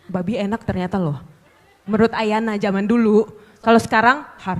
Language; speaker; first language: Indonesian; native; Indonesian